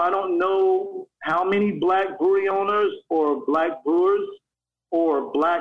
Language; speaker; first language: English; native; English